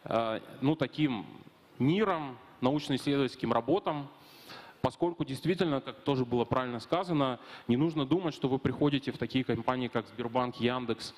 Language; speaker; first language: Russian; native; Russian